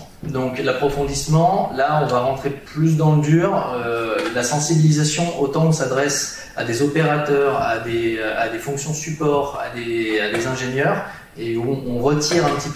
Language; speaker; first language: French; native; French